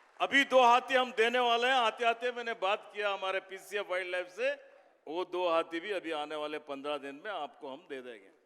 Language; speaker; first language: Hindi; non-native, local second language; Kannada